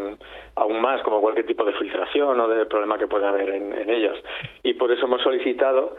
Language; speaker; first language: Spanish; native; Spanish